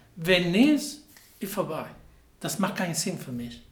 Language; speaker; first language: German; non-native, learner; Spanish